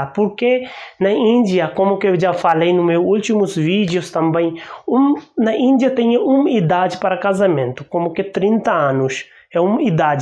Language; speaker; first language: Portuguese; non-native, learner; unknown